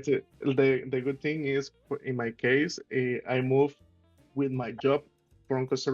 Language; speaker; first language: English; non-native, learner; Spanish